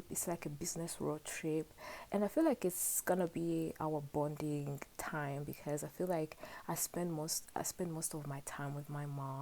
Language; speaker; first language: English; non-native, local second language; Kinyarwanda